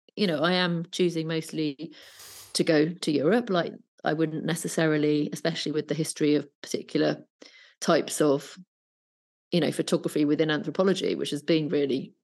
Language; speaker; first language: English; native; English